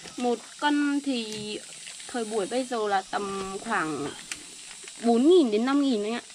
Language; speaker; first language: Vietnamese; non-native, local second language; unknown